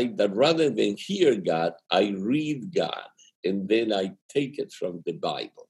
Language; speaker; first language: English; non-native, fluent; Spanish